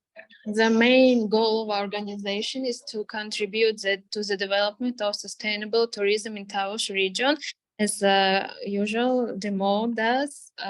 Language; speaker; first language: English; non-native, fluent; Armenian